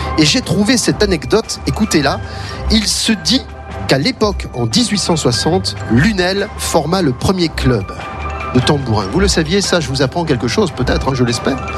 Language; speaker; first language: French; native; French